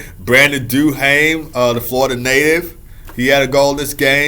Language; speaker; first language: English; native; English